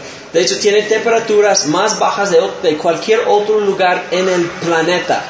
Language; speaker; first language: Spanish; non-native, fluent; English